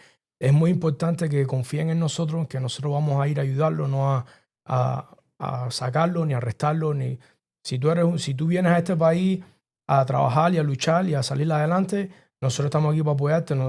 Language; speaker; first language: Spanish; early bilingual, other home language; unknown